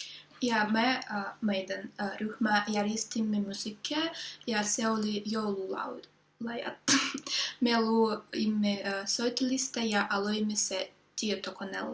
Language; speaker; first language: Finnish; non-native, learner; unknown